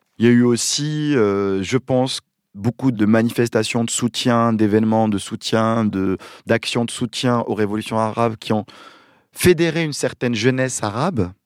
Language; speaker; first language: French; non-native, local second language; Arabic